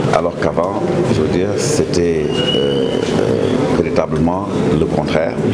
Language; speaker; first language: French; non-native, local second language; Wolof